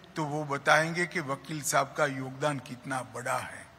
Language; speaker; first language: Hindi; non-native, local second language; Gujarati